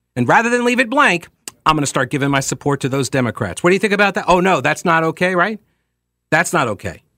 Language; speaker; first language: English; native; English